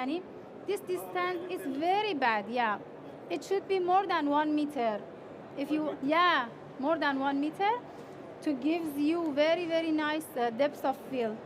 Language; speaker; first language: English; non-native, fluent; Persian